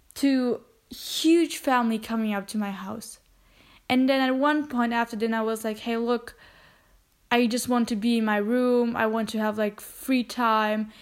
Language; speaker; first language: English; non-native, fluent; German